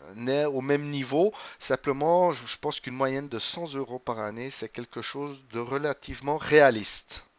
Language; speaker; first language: French; native; French